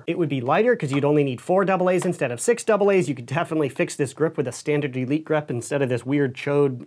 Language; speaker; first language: English; native; English